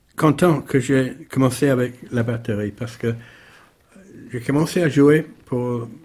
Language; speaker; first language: French; non-native, learner; English